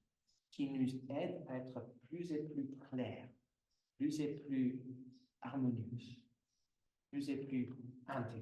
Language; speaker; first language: French; non-native, fluent; English